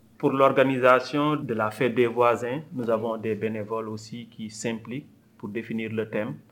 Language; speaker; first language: French; non-native, local second language; Wolof